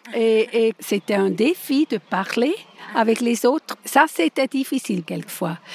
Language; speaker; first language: French; non-native, learner; Swiss German